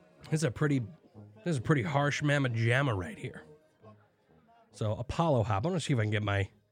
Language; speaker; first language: English; native; English